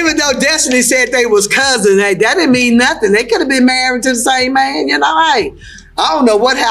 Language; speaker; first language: English; native; English